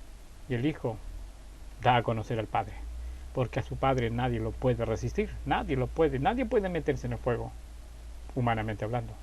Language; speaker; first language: Spanish; native; Spanish